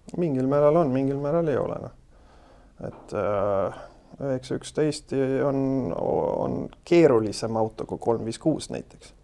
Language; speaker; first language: Estonian; non-native, fluent; Swedish